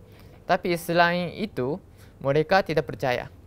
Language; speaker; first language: Indonesian; non-native, learner; Japanese